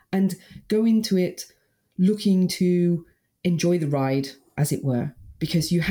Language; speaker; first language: English; native; English